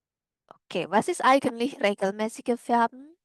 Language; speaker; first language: German; non-native, learner; Indonesian